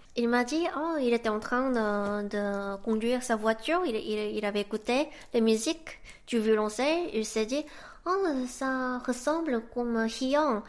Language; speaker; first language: French; non-native, fluent; Korean